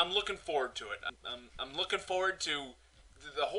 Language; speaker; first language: English; native; English